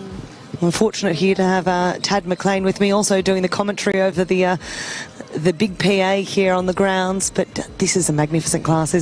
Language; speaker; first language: English; native; English